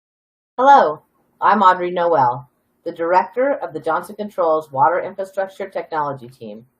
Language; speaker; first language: English; native; English